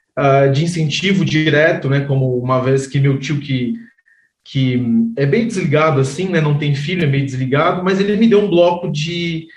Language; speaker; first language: Portuguese; native; Portuguese